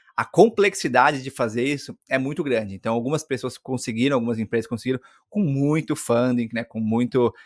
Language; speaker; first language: Portuguese; native; Portuguese